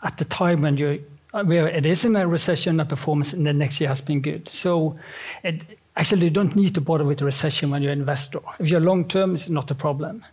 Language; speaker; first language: English; non-native, fluent; Norwegian